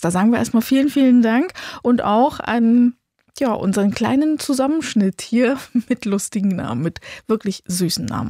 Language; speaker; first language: German; native; German